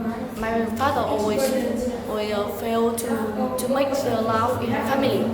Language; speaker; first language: English; non-native, learner; Vietnamese